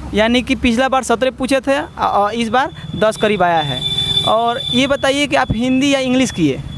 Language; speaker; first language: Hindi; native; Hindi